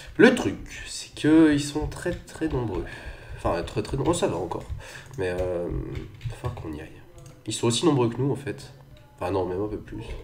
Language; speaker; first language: French; native; French